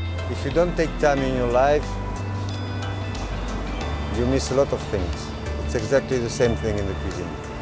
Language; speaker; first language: English; non-native, fluent; French